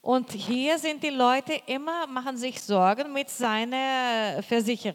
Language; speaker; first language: German; non-native, fluent; Portuguese